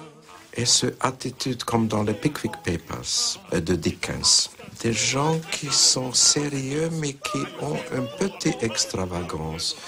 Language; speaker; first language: French; non-native, fluent; Hungarian